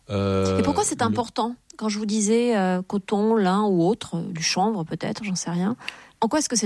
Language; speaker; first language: French; native; French